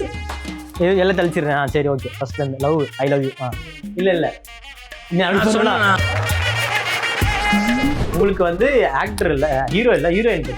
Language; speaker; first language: Tamil; native; Tamil